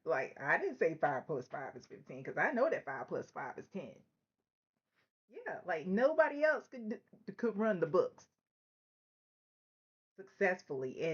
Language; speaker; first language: English; native; English